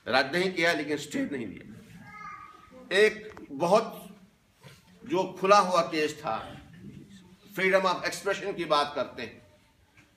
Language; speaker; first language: Hindi; non-native, local second language; Kashmiri